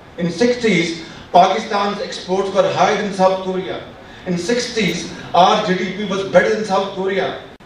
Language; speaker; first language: English; non-native, local second language; Urdu